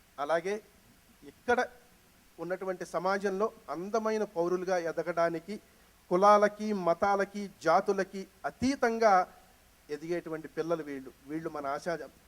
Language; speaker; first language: Telugu; native; Telugu